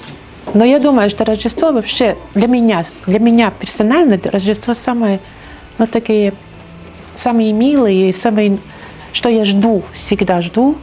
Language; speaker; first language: Russian; non-native, local second language; Latvian